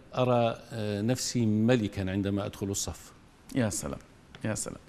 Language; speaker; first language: Arabic; native; Arabic